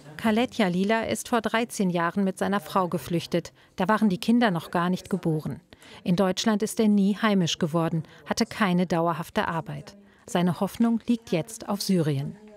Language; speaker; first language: German; native; German